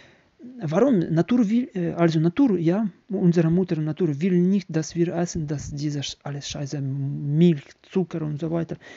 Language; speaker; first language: German; non-native, learner; Ukrainian